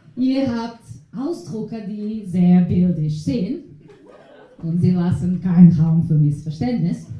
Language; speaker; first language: German; non-native, learner; Portuguese